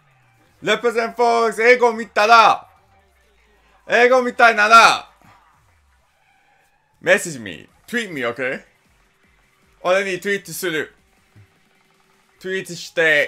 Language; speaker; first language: Japanese; non-native, learner; English